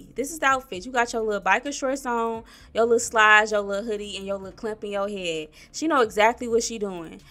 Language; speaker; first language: English; native; English